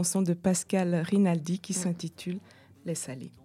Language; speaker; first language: French; native; French